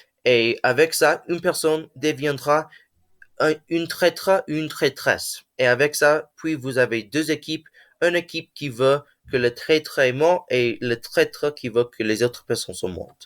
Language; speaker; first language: French; non-native, learner; English